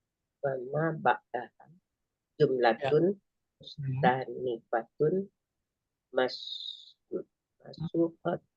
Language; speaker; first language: Arabic; non-native, learner; Indonesian